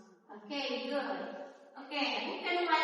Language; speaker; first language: English; non-native, learner; Indonesian